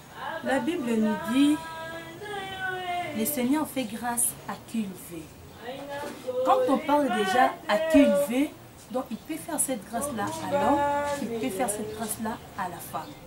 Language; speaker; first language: French; non-native, local second language; Lingala